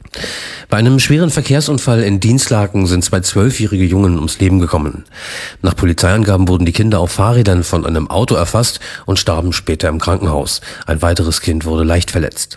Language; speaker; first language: German; native; German